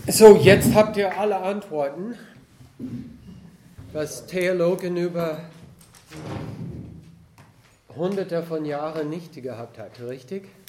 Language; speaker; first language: German; non-native, fluent; English